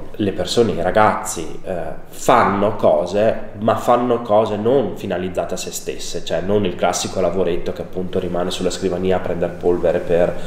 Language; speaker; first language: Italian; native; Italian